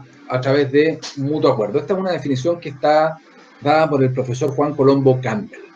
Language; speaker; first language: Spanish; native; Spanish